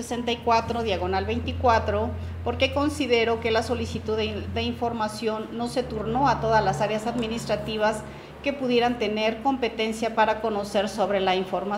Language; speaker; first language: Spanish; native; Spanish